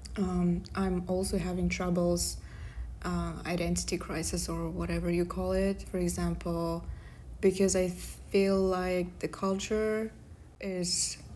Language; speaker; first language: English; non-native, fluent; Kazakh